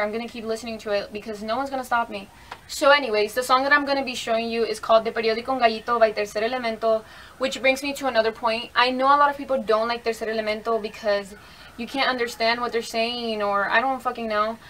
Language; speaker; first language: English; early bilingual, other home language; Spanish